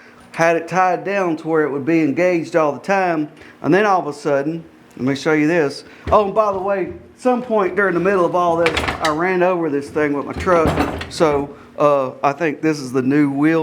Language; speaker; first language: English; native; English